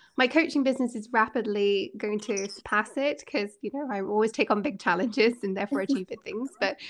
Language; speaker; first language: English; native; English